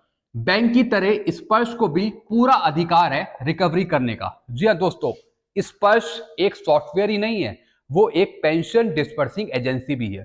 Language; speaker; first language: Hindi; native; Hindi